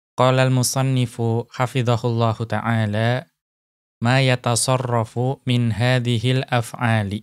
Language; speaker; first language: Arabic; non-native, fluent; Indonesian